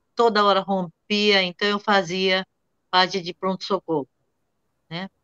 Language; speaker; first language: Portuguese; non-native, fluent; Japanese